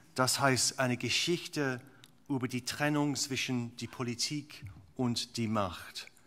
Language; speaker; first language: German; non-native, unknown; English